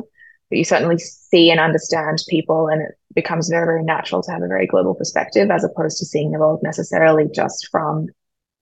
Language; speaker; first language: English; native; English